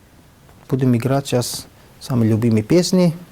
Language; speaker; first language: Russian; non-native, learner; Tajik